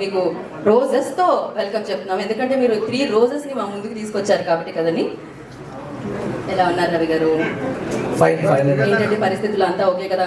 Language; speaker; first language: Telugu; native; Telugu